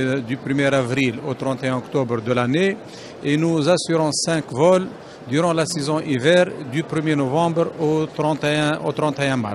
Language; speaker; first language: French; non-native, local second language; Arabic